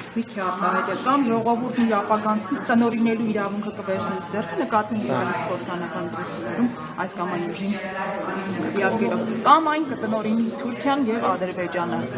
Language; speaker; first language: Armenian; native; Armenian